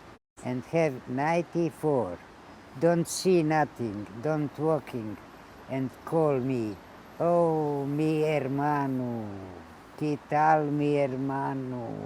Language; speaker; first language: English; non-native, learner; Ladino